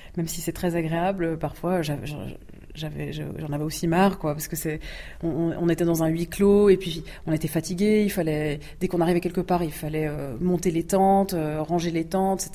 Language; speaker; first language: French; early bilingual, other home language; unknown